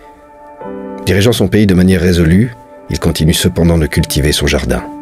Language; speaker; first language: French; native; French